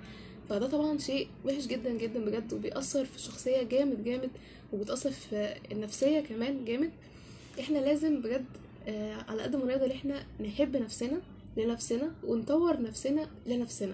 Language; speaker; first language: Arabic; native; Arabic